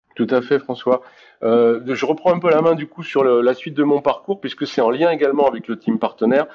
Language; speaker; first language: French; native; French